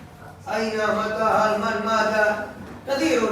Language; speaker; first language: Arabic; non-native, learner; Indonesian